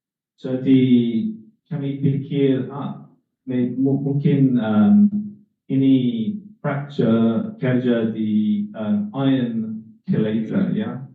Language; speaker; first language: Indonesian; non-native, learner; English